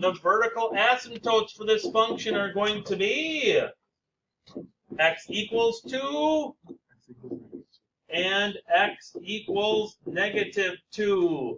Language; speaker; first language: English; native; English